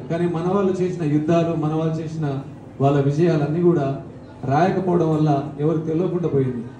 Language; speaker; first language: Telugu; non-native, local second language; Lambadi